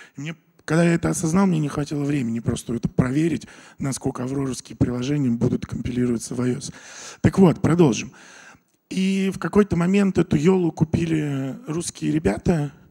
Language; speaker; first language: Russian; native; Russian